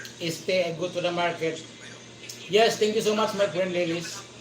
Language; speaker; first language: English; non-native, local second language; Filipino